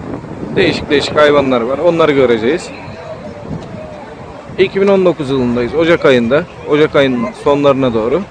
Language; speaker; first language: Turkish; native; Turkish